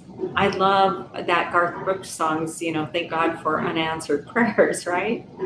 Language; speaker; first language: English; native; English